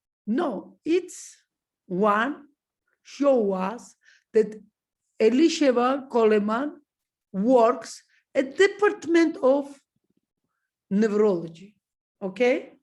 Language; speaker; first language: English; non-native, learner; Georgian